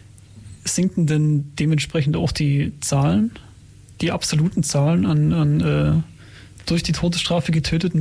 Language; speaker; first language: German; native; German